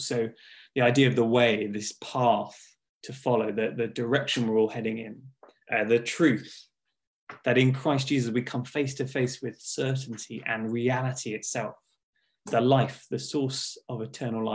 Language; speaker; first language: English; native; English